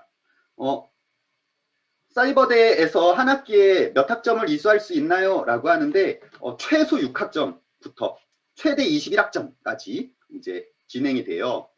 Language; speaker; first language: Korean; native; Korean